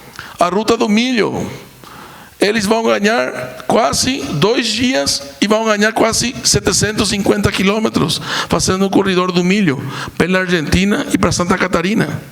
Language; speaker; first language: Portuguese; non-native, fluent; Spanish